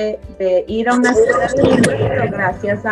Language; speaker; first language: Spanish; early bilingual, other home language; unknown